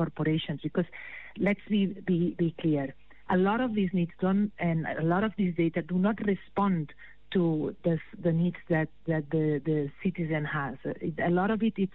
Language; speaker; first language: English; non-native, fluent; Spanish